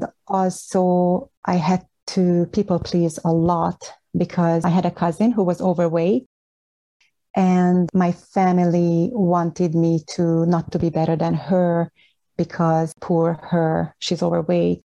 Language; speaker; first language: English; non-native, fluent; Hungarian